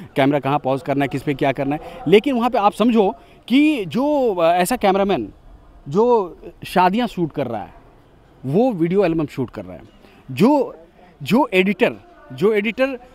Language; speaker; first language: Hindi; native; Hindi